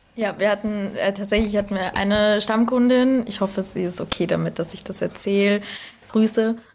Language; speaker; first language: German; native; German